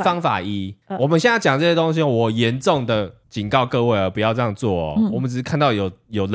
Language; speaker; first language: Chinese; native; Chinese